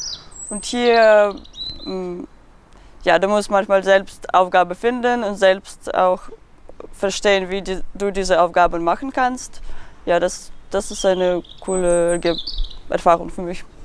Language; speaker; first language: German; non-native, learner; Russian